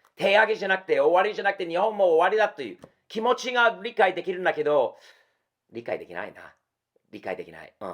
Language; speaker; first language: Japanese; non-native, fluent; English